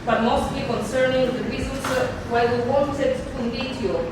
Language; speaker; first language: English; non-native, fluent; Italian